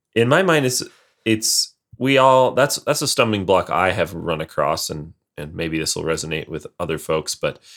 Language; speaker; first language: English; native; English